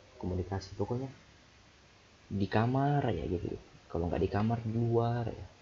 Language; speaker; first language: Indonesian; native; Indonesian